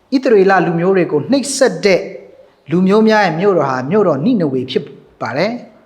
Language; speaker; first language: Burmese; non-native, local second language; Hakha Chin